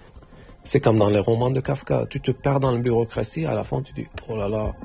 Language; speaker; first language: French; non-native, fluent; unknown